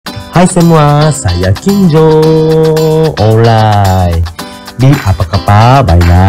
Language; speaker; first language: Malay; non-native, fluent; Japanese